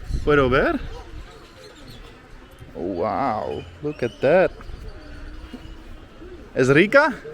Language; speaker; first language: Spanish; non-native, learner; English